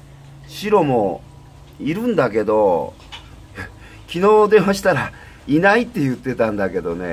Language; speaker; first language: Japanese; native; Japanese